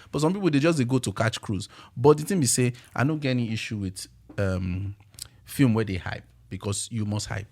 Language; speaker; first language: Nigerian Pidgin; native; Nigerian Pidgin